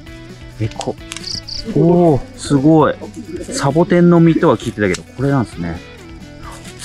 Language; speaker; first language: Japanese; native; Japanese